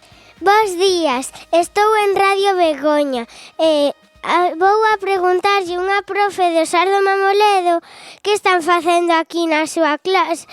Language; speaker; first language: Galician; non-native, local second language; Spanish